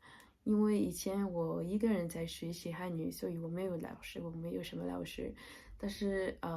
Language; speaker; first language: Chinese; non-native, learner; French